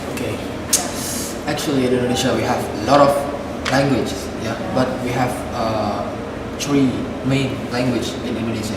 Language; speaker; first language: English; non-native, fluent; Indonesian